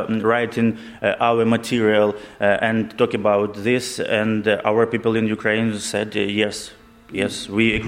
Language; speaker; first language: English; non-native, learner; Ukrainian